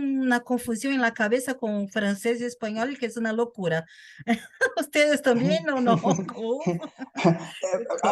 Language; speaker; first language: Spanish; non-native, fluent; Portuguese